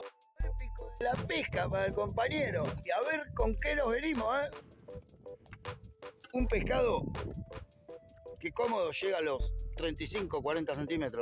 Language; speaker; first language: Spanish; native; Spanish